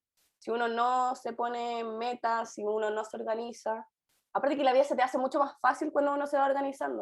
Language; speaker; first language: Spanish; native; Spanish